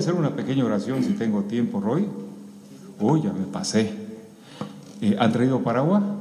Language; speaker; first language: Spanish; native; Spanish